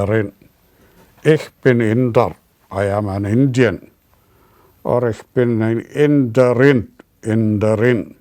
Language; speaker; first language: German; non-native, learner; Malayalam